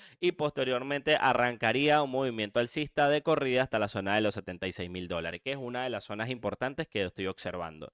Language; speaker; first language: Spanish; native; Spanish